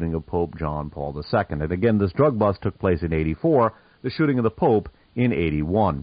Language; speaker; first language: English; native; English